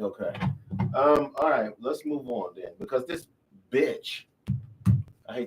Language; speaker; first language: English; native; English